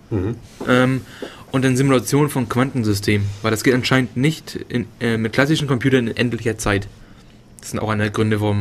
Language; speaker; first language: German; native; German